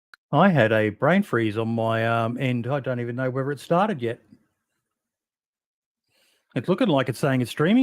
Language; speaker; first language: English; native; English